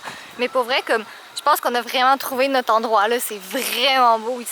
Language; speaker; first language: French; native; French